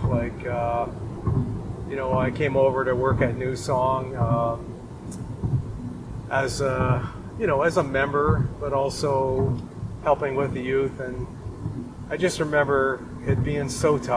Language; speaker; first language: English; native; English